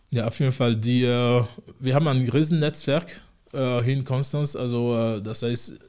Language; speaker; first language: German; non-native, fluent; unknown